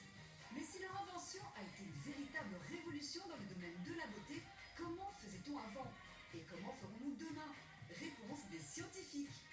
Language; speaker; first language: French; native; French